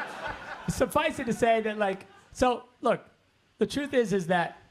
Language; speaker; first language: English; native; English